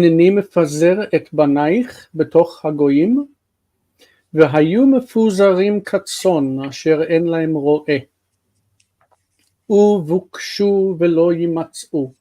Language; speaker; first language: Hebrew; non-native, fluent; English